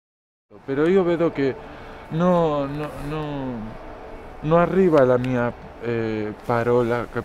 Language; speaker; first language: Italian; non-native, learner; Spanish